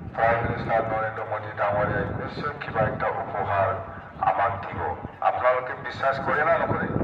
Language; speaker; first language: Assamese; non-native, local second language; Bodo